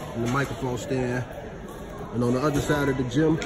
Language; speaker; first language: English; native; English